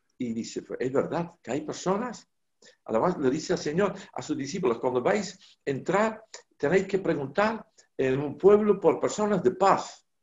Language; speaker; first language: Spanish; non-native, fluent; Dutch